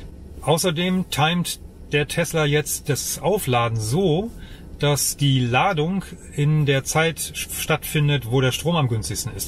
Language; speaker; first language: German; native; German